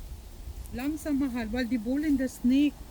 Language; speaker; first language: German; non-native, learner; Filipino